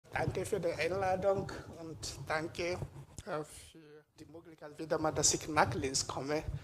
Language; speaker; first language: German; non-native, fluent; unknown